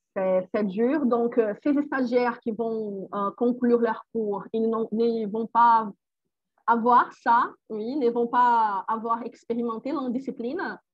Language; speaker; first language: French; non-native, fluent; Portuguese